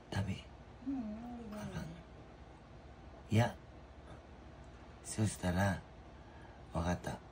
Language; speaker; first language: Japanese; non-native, learner; Filipino